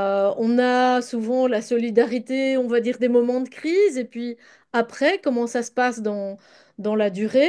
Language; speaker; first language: French; native; French